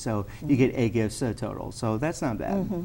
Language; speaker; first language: English; native; English